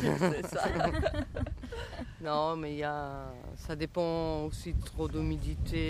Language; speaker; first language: French; non-native, fluent; Italian